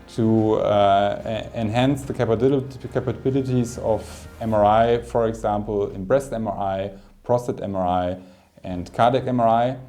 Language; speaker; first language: English; non-native, fluent; German